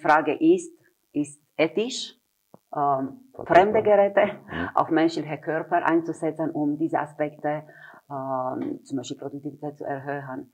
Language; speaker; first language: German; non-native, fluent; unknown